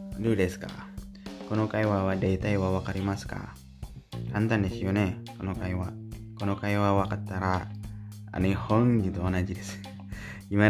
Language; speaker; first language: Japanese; non-native, learner; Indonesian